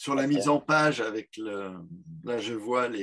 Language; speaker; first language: French; native; French